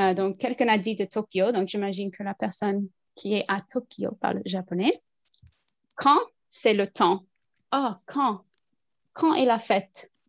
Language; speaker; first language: French; non-native, fluent; English